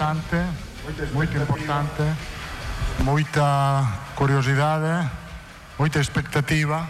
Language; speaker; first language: Portuguese; non-native, fluent; Italian